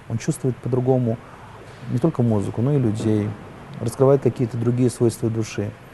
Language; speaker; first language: Russian; native; Russian